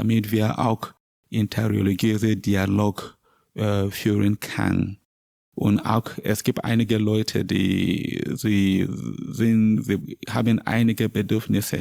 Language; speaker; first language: German; non-native, learner; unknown